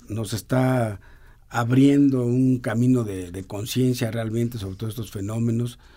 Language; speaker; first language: Spanish; native; Spanish